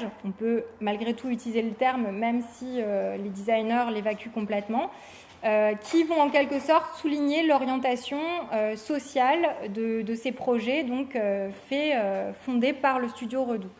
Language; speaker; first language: French; native; French